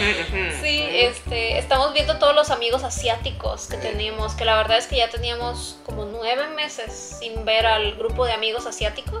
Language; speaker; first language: Spanish; native; Spanish